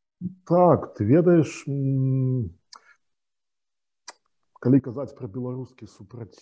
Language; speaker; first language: Polish; non-native, learner; Belarusian